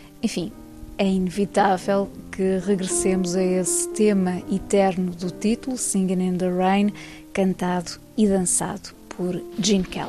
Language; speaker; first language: Portuguese; native; Portuguese